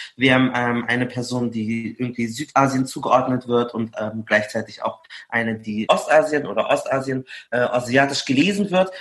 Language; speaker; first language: German; early bilingual, other home language; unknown